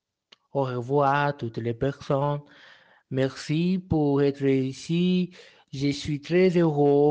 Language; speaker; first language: French; non-native, learner; Portuguese